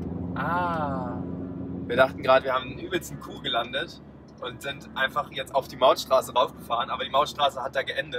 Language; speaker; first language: German; native; German